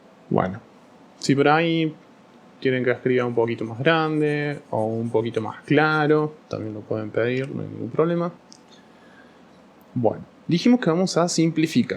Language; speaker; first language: Spanish; native; Spanish